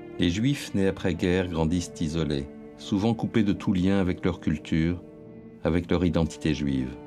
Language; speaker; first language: French; native; French